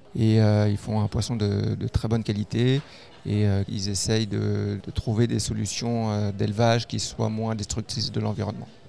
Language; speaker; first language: French; native; French